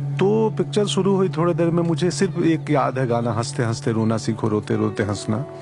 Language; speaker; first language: Hindi; non-native, local second language; Bhojpuri